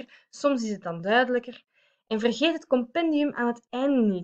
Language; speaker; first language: Dutch; native; Dutch